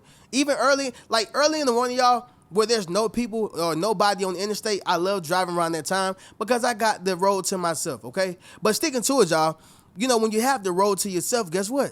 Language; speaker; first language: English; native; English